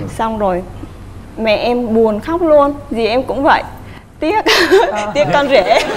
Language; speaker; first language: Vietnamese; native; Vietnamese